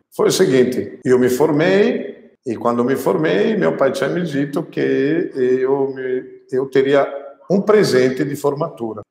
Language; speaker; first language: Portuguese; non-native, fluent; Italian